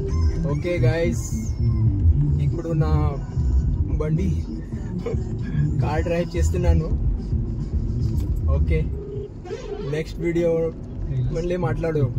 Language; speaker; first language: Telugu; non-native, local second language; Kannada